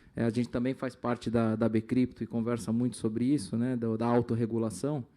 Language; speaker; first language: Portuguese; native; Portuguese